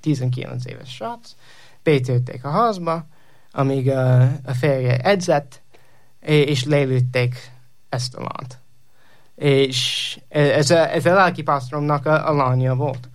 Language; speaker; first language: Hungarian; non-native, learner; English